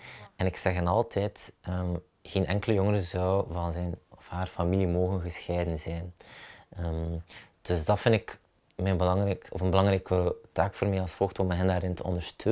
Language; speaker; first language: Dutch; native; Dutch